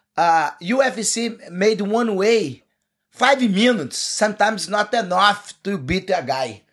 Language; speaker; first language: English; non-native, learner; Portuguese